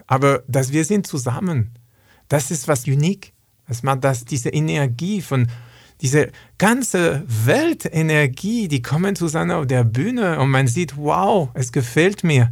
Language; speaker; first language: German; non-native, learner; French